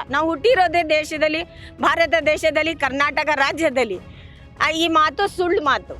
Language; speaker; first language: Kannada; non-native, local second language; Urdu